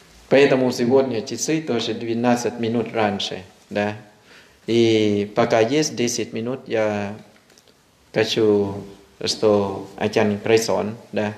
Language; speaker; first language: Russian; non-native, fluent; Thai